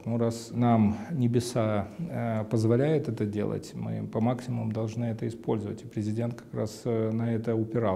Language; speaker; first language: Russian; native; Russian